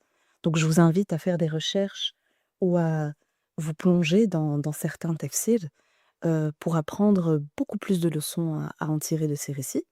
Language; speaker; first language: French; native; French